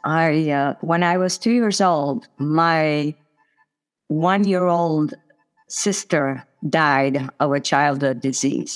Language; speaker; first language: English; non-native, fluent; Italian